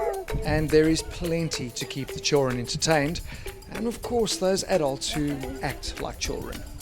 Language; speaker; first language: English; native; English